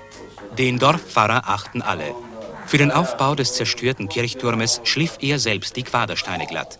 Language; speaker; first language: German; native; German